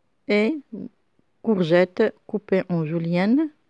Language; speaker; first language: French; non-native, local second language; Arabic